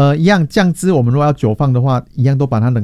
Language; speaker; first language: Chinese; native; Chinese